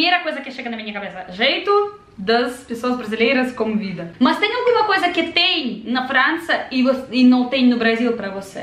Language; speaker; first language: Portuguese; non-native, learner; Russian